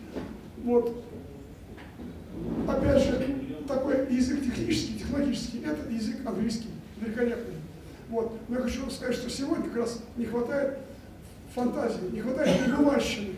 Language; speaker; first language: Russian; native; Russian